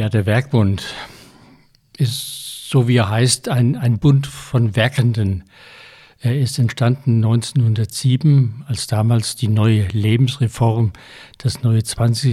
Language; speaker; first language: German; native; German